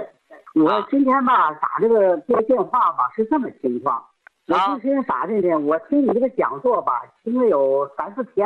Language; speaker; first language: Chinese; native; Chinese